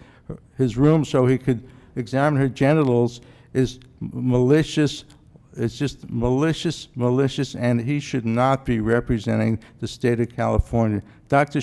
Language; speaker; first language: English; native; English